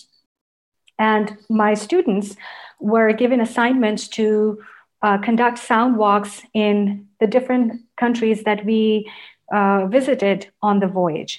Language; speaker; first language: English; non-native, local second language; Urdu